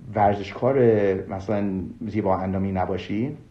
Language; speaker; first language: Persian; early bilingual, heritage; Persian